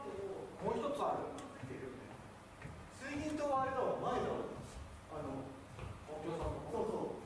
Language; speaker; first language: Japanese; native; Japanese